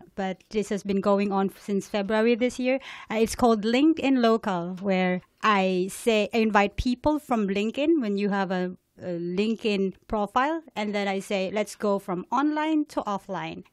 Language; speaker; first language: English; non-native, local second language; Cebuano